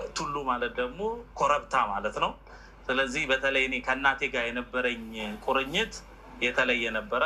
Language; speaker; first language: Amharic; non-native, local second language; Oromo